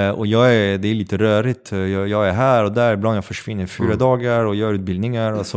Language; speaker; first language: Swedish; non-native, fluent; French